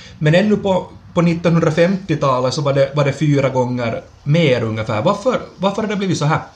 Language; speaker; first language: Swedish; native; Swedish